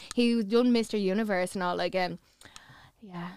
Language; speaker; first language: English; native; English